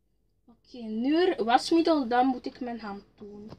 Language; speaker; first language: Dutch; early bilingual, other home language; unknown